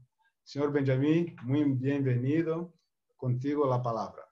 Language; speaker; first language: Spanish; non-native, fluent; Portuguese